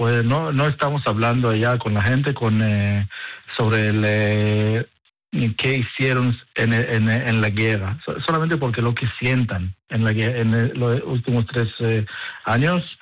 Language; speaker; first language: Spanish; non-native, learner; Hebrew